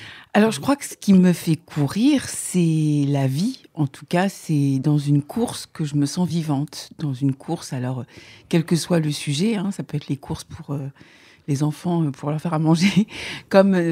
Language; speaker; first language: French; native; French